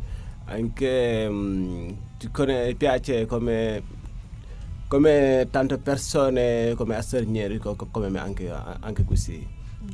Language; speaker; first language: Italian; non-native, learner; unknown